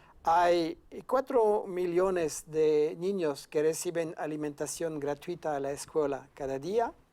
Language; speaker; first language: Spanish; non-native, fluent; French